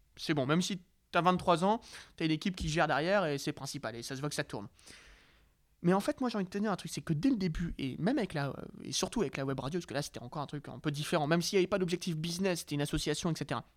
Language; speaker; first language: French; native; French